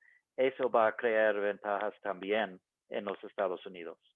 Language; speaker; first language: Spanish; non-native, fluent; English